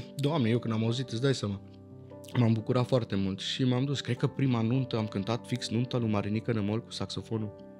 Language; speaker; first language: Romanian; early bilingual, heritage; Romanian